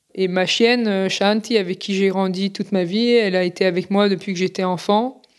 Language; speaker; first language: French; native; French